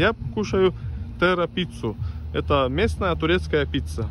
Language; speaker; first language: Russian; non-native, local second language; Turkish